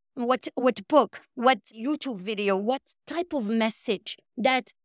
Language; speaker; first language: English; non-native, fluent; Arabic